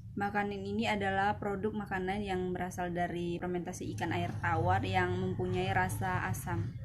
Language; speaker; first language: Indonesian; non-native, local second language; Malay